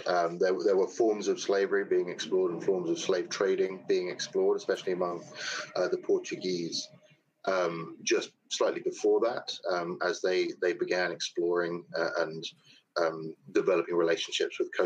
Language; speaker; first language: English; native; English